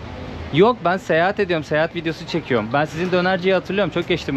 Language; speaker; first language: Turkish; native; Turkish